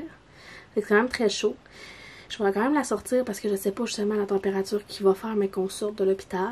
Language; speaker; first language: French; native; French